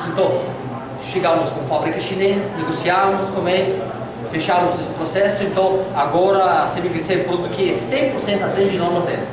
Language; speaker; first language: Portuguese; non-native, learner; Russian